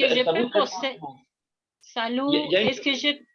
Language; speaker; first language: French; non-native, fluent; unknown